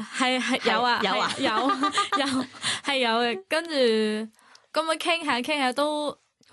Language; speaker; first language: Cantonese; non-native, fluent; Thai